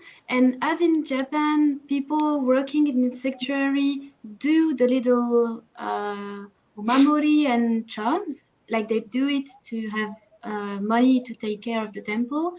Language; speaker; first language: English; non-native, learner; French